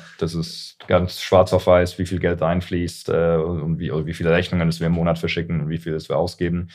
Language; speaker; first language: German; early bilingual, heritage; English